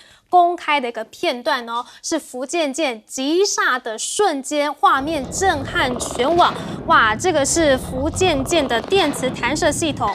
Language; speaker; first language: Chinese; native; Chinese